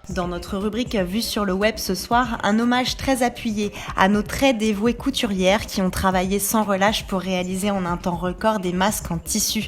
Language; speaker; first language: French; native; French